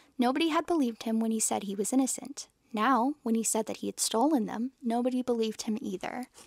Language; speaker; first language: English; native; English